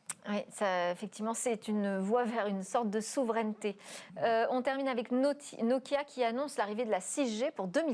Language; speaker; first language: French; native; French